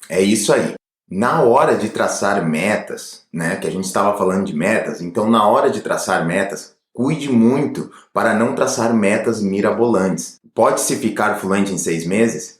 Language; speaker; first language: Portuguese; native; Portuguese